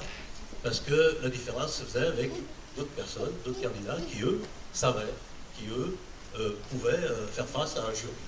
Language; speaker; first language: French; native; French